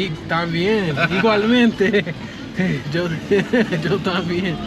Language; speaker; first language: Spanish; non-native, learner; English